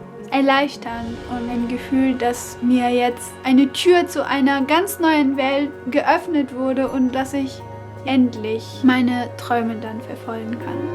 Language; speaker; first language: German; non-native, fluent; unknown